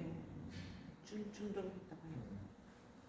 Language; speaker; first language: Korean; non-native, fluent; Japanese